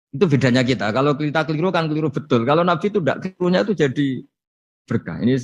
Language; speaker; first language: Malay; non-native, local second language; Javanese